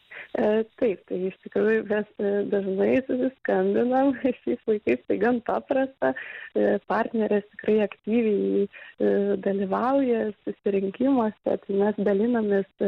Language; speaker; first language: Lithuanian; native; Lithuanian